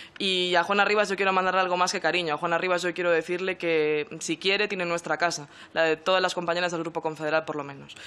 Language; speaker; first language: Spanish; native; Spanish